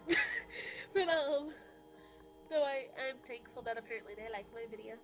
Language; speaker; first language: English; native; English